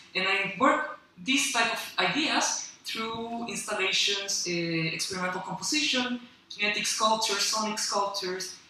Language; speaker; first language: English; non-native, fluent; Spanish